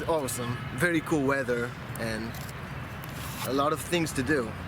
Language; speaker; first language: English; non-native, fluent; Arabic